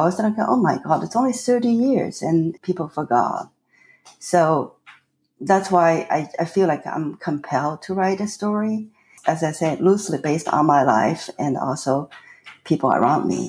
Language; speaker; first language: English; non-native, fluent; Chinese